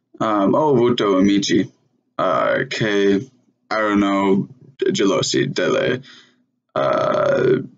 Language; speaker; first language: Italian; non-native, learner; English